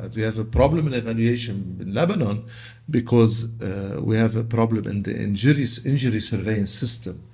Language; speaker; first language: English; non-native, local second language; Arabic